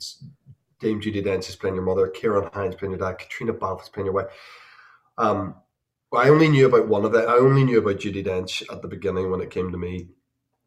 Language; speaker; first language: English; native; English